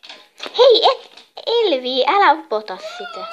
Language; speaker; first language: Finnish; native; Finnish